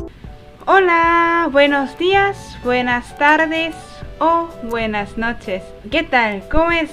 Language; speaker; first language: Spanish; non-native, fluent; Korean